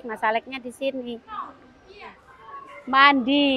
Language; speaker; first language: Indonesian; native; Indonesian